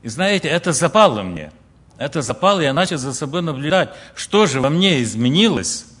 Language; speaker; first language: Russian; early bilingual, other home language; Ukrainian